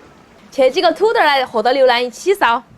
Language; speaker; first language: Chinese; native; Chinese